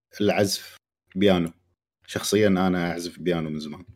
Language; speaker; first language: Arabic; native; Arabic